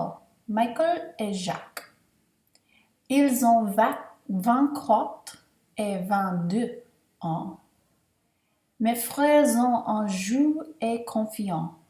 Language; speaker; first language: French; non-native, learner; English